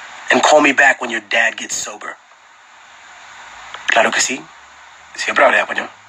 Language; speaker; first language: Spanish; early bilingual, heritage; Spanish